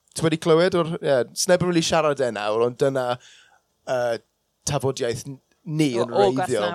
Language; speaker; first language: Welsh; non-native, local second language; English